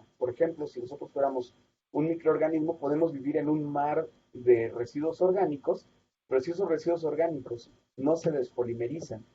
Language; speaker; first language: Spanish; native; Spanish